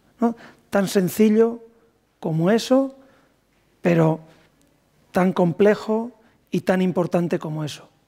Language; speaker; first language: Spanish; native; Spanish